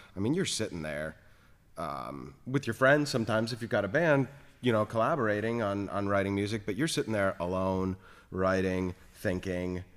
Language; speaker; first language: English; native; English